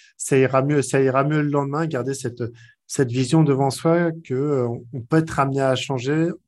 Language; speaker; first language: French; native; French